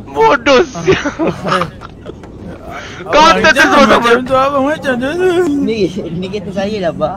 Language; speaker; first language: Malay; native; Malay